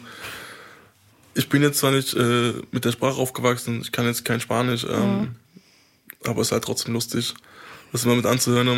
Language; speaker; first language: German; native; German